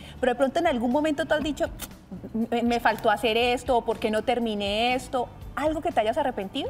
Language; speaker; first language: Spanish; native; Spanish